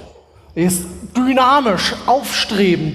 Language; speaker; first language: German; native; German